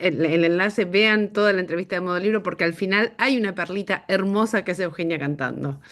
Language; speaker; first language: Spanish; native; Spanish